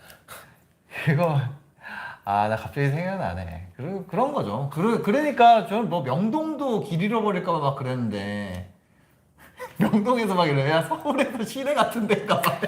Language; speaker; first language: Korean; native; Korean